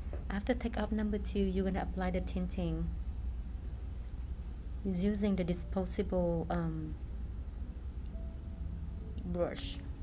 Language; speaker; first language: English; non-native, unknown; Vietnamese